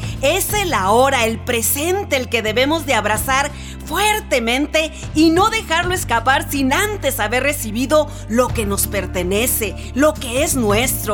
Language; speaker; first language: Spanish; native; Spanish